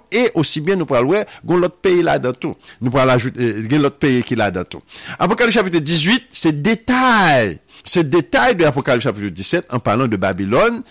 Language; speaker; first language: French; non-native, local second language; Haitian Creole